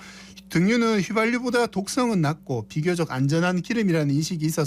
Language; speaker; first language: Korean; native; Korean